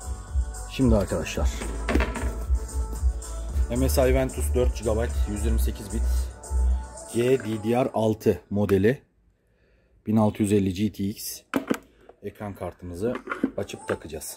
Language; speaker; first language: Turkish; native; Turkish